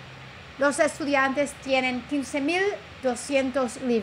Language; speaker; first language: Spanish; non-native, fluent; English